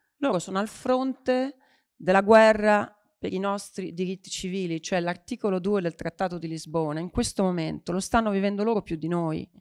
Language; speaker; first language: Italian; native; Italian